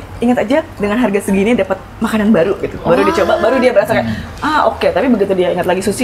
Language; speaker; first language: Indonesian; native; Indonesian